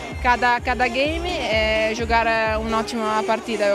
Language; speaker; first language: Portuguese; non-native, fluent; Italian